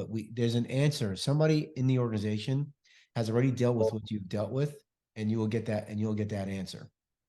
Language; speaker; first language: English; native; English